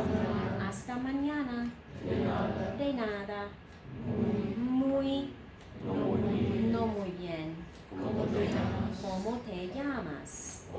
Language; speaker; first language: Spanish; non-native, fluent; English